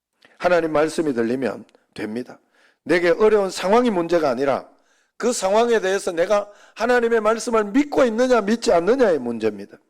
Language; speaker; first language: Korean; native; Korean